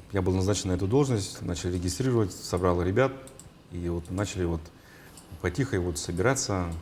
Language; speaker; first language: Russian; non-native, local second language; Yakut